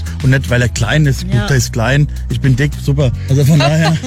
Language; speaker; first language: German; native; German